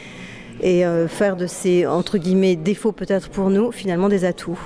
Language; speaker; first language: French; native; French